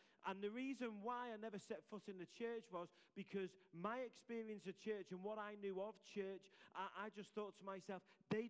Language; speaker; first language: English; native; English